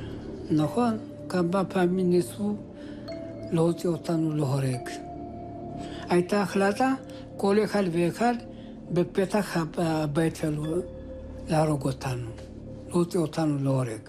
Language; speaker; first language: Hebrew; early bilingual, other home language; Amharic